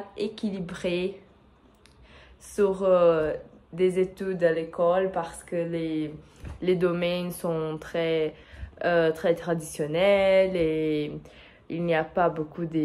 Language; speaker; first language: French; non-native, fluent; Portuguese